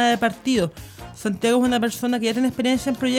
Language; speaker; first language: Spanish; native; Spanish